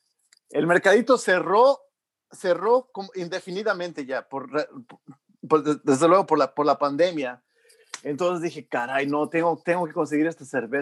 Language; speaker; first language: Spanish; early bilingual, heritage; Spanish